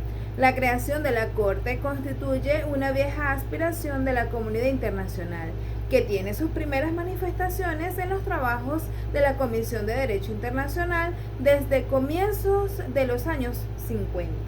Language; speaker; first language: Spanish; native; Spanish